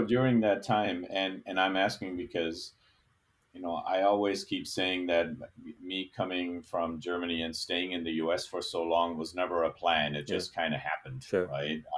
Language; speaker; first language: English; non-native, fluent; German